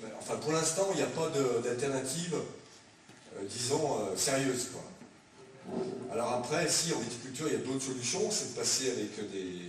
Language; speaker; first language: French; native; French